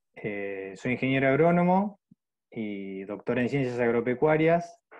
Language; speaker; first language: Spanish; native; Spanish